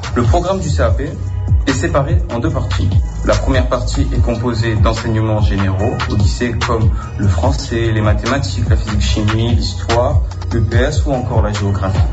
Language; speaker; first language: French; non-native, fluent; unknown